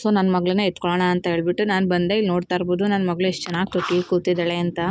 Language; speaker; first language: Kannada; native; Kannada